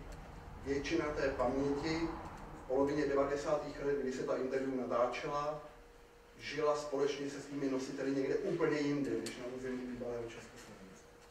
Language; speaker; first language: Czech; native; Czech